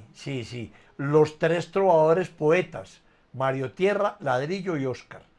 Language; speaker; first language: Spanish; native; Spanish